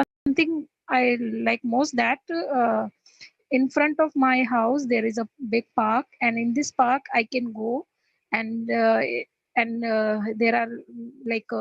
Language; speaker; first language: English; non-native, learner; Hindi